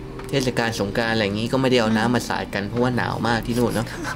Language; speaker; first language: Thai; native; Thai